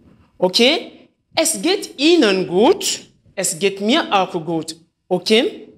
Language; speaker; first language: German; non-native, fluent; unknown